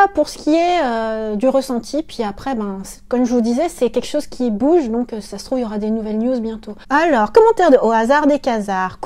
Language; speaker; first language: French; native; French